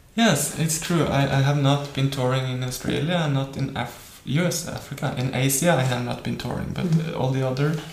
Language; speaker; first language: English; non-native, fluent; Norwegian